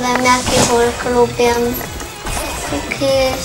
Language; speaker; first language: Polish; early bilingual, heritage; Polish